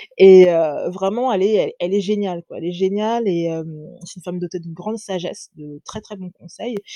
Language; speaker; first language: French; native; French